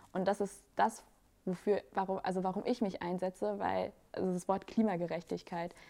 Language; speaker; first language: German; native; German